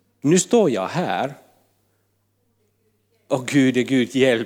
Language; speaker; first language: Swedish; non-native, fluent; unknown